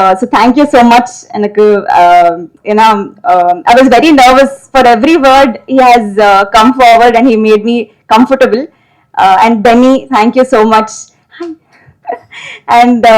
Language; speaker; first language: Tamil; non-native, learner; Telugu